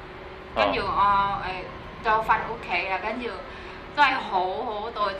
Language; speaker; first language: Chinese; non-native, learner; Indonesian